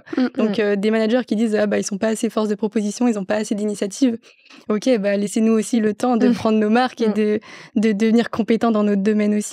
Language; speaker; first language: French; native; French